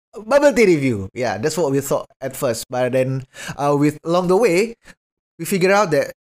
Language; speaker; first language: English; non-native, fluent; Indonesian